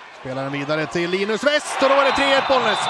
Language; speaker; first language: Swedish; native; Swedish